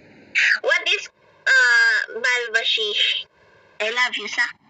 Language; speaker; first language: English; non-native, local second language; Filipino